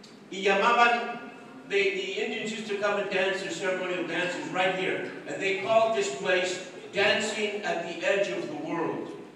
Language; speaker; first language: English; early bilingual, other home language; Spanish